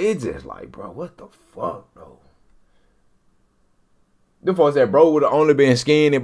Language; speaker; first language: English; native; English